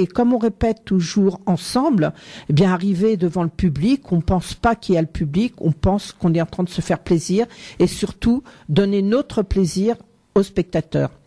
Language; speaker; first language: French; native; French